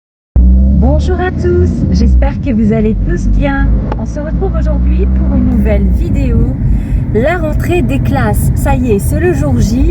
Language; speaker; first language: French; native; French